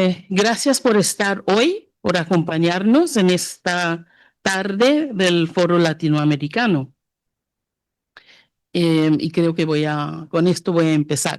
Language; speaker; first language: Spanish; non-native, fluent; English